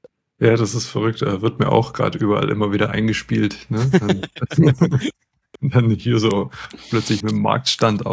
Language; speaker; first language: German; native; German